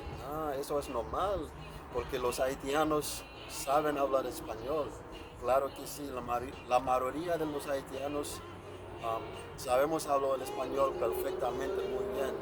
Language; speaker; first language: Spanish; non-native, fluent; Haitian Creole